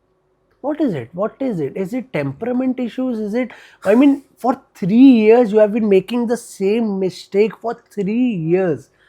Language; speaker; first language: English; non-native, local second language; Hindi